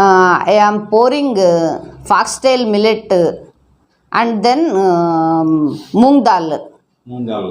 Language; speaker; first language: English; non-native, learner; Telugu